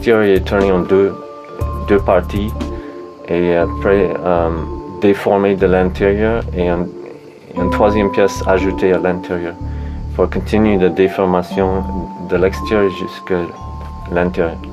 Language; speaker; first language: French; non-native, fluent; English